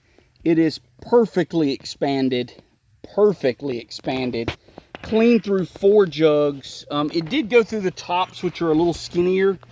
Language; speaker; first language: English; native; English